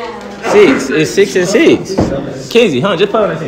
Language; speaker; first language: English; native; English